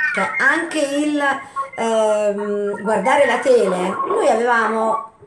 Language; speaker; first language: Italian; native; Italian